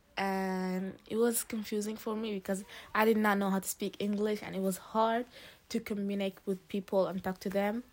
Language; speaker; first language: English; early bilingual, other home language; Arabic